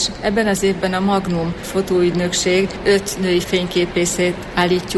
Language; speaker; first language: Hungarian; native; Hungarian